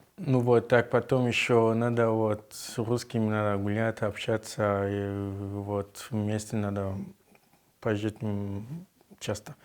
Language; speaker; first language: Russian; non-native, learner; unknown